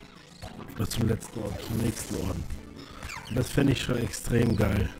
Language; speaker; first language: German; native; German